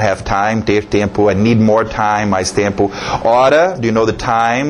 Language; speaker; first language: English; non-native, fluent; Portuguese